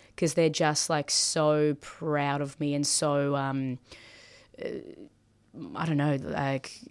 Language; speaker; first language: English; early bilingual, other home language; Maltese